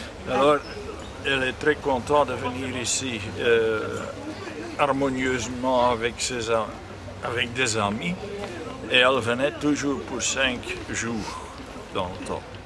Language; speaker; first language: French; non-native, local second language; Dutch